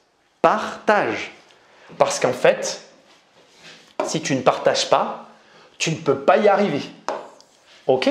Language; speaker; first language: French; native; French